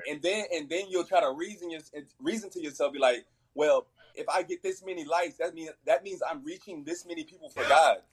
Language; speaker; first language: English; native; English